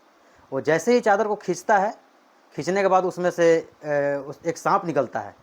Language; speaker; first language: Hindi; native; Hindi